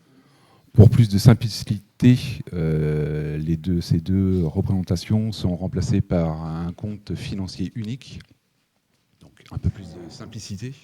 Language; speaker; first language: French; native; French